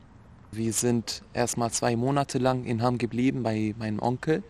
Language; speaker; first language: German; non-native, fluent; Arabic